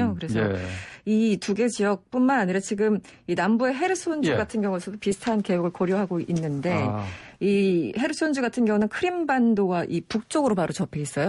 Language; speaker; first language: Korean; native; Korean